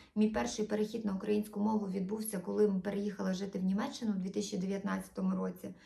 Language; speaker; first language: Ukrainian; non-native, local second language; Russian